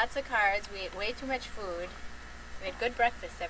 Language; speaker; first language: English; native; English